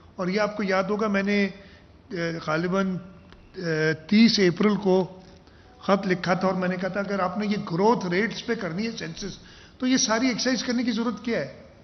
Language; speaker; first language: Urdu; non-native, local second language; Sindhi